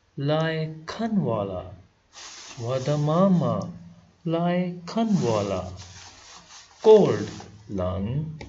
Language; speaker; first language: Chinese; non-native, fluent; Hindi